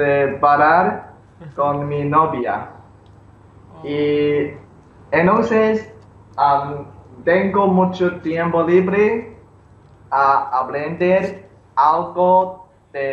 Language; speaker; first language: Spanish; non-native, learner; English